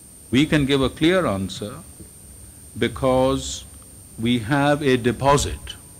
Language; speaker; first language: English; non-native, local second language; Urdu